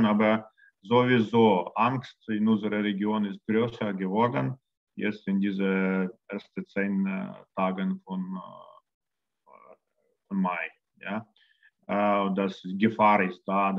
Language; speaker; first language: German; non-native, learner; Russian